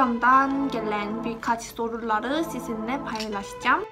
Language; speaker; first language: Turkish; non-native, fluent; Korean